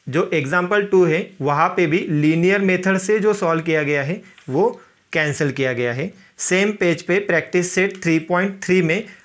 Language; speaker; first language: Hindi; non-native, local second language; Marathi